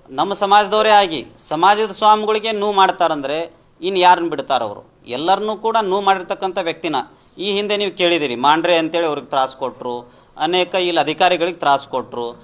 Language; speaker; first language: Kannada; non-native, local second language; Lambadi